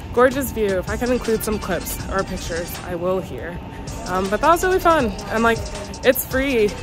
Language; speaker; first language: English; native; English